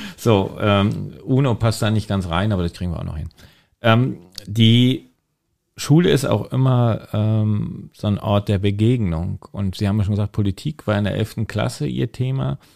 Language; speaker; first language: German; native; German